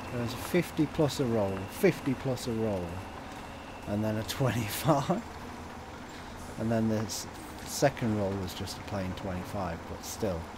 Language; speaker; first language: English; native; English